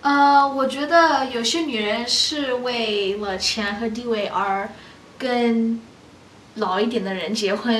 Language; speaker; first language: Chinese; non-native, learner; English